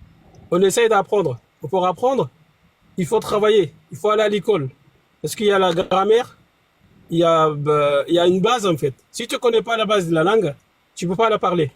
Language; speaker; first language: French; non-native, fluent; Arabic